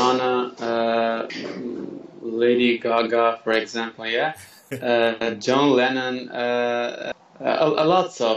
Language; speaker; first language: English; non-native, learner; Armenian